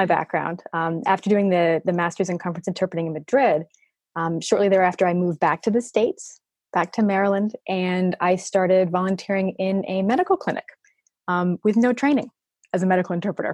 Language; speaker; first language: English; native; English